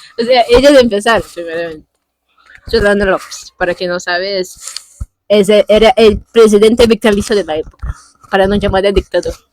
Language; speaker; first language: Spanish; non-native, fluent; Portuguese